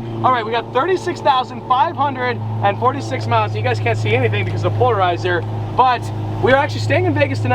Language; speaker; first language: English; native; English